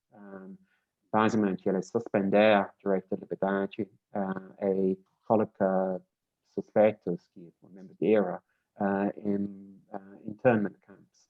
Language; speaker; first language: Portuguese; non-native, learner; English